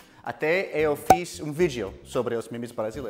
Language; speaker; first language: Portuguese; non-native, learner; English